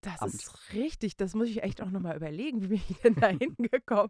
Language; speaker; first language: German; native; German